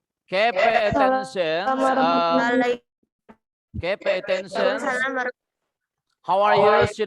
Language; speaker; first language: English; non-native, learner; Indonesian